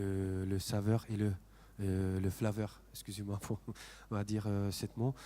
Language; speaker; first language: French; non-native, fluent; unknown